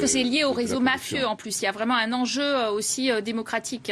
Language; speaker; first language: French; native; French